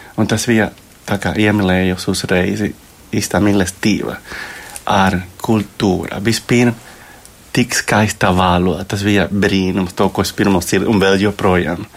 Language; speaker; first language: Latvian; non-native, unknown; Spanish